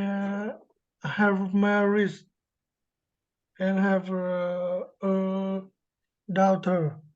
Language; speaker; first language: English; non-native, learner; Vietnamese